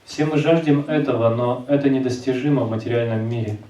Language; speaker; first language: Russian; native; Russian